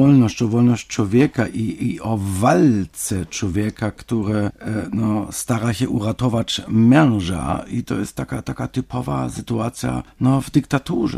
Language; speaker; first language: Polish; non-native, fluent; German